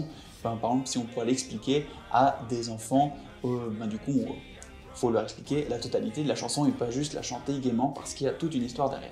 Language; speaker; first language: French; native; French